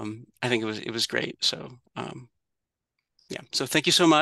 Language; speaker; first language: English; native; English